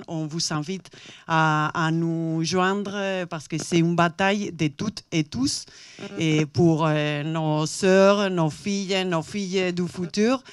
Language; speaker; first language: French; non-native, fluent; Spanish